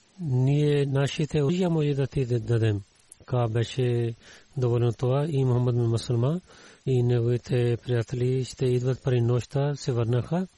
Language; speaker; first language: Bulgarian; non-native, learner; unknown